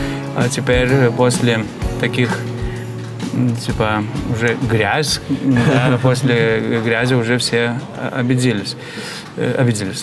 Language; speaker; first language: Russian; non-native, fluent; Lithuanian